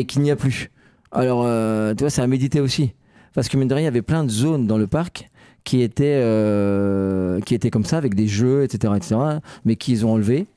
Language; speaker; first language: French; native; French